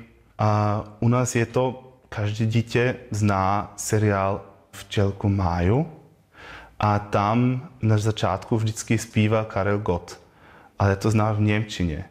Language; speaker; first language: Czech; non-native, learner; German